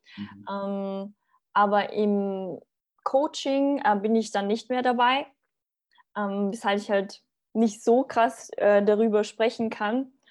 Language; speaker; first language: German; early bilingual, other home language; Bosnian